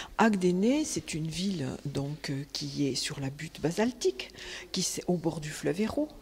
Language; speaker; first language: French; native; French